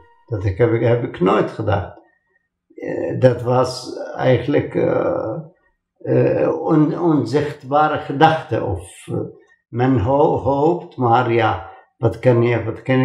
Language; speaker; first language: Dutch; non-native, fluent; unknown